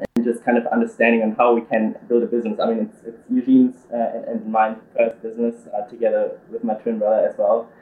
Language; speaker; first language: English; early bilingual, other home language; German